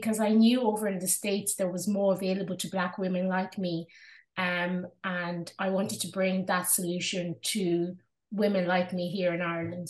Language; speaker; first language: English; non-native, local second language; Yoruba